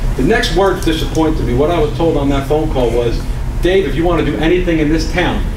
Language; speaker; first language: English; native; English